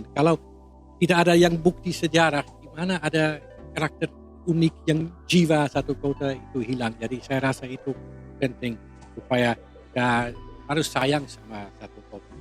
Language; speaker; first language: Indonesian; non-native, fluent; Dutch